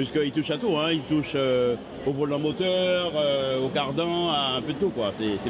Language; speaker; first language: French; native; French